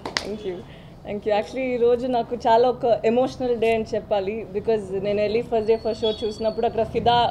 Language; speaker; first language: Telugu; non-native, learner; Tamil